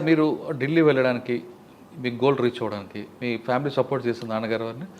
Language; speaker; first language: Telugu; native; Telugu